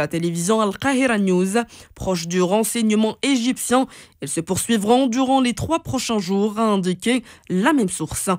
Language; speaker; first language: French; non-native, local second language; Arabic